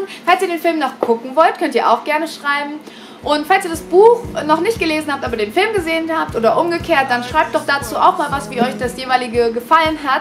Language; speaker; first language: German; native; German